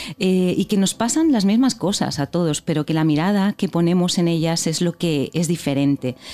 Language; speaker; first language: Spanish; native; Spanish